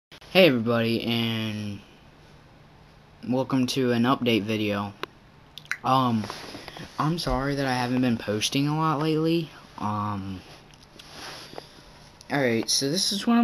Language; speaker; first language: English; native; English